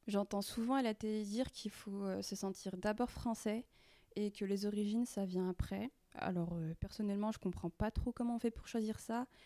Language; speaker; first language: French; early bilingual, other home language; Arabic